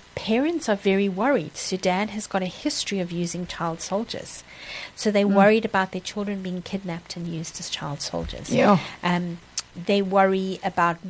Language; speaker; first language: English; native; English